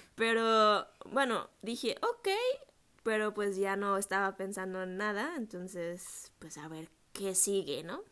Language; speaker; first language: Spanish; non-native, fluent; German